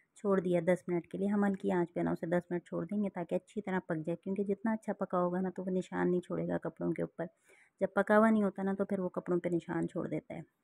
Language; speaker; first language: Urdu; native; Urdu